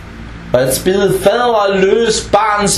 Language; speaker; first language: Danish; non-native, fluent; Arabic